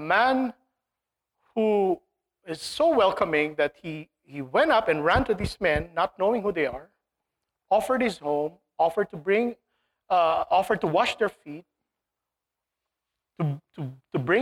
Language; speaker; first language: English; non-native, local second language; Filipino